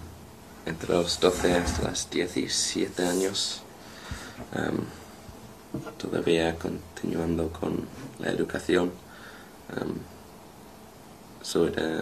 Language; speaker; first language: Spanish; non-native, fluent; English